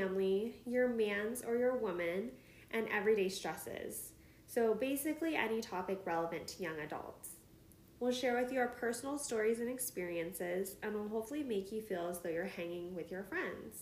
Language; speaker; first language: English; native; English